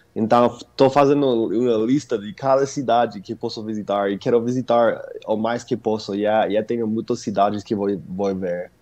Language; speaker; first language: Portuguese; non-native, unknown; English